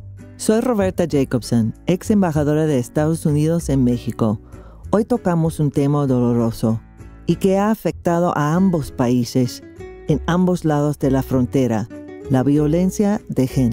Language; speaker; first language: Spanish; non-native, fluent; English